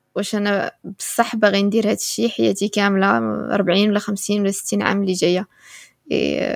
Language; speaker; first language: Arabic; native; Arabic